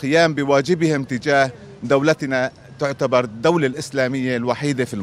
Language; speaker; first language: Arabic; native; Arabic